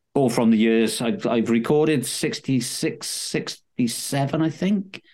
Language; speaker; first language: English; native; English